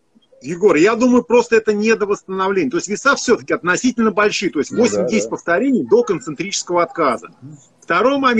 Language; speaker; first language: Russian; native; Russian